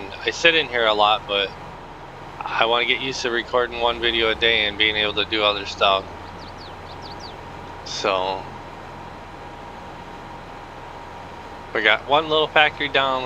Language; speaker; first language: English; native; English